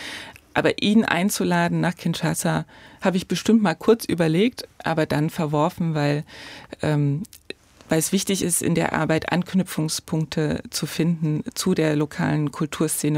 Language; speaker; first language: German; native; German